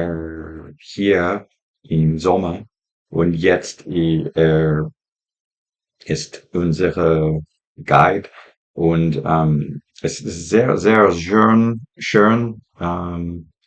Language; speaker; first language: German; non-native, learner; English